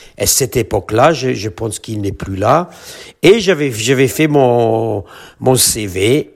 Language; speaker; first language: French; non-native, fluent; English